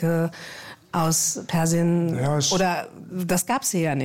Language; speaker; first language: German; native; German